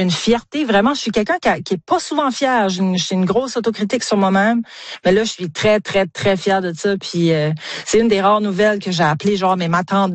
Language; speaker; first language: French; native; French